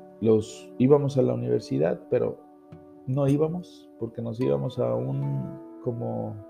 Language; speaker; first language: Spanish; native; Spanish